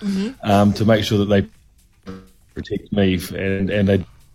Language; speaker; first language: English; native; English